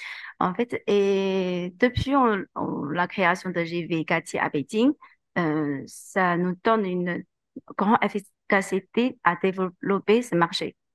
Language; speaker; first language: French; non-native, learner; Chinese